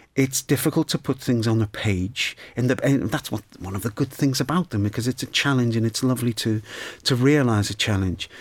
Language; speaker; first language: English; native; English